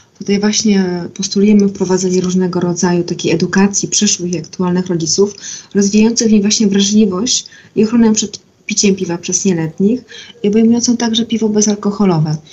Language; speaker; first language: Polish; native; Polish